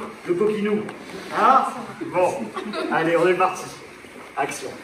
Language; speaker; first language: French; native; French